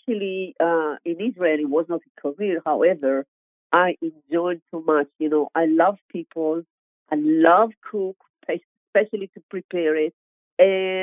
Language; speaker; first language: English; non-native, learner; Hebrew